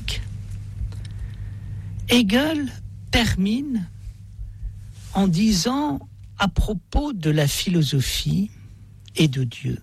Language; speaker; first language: French; native; French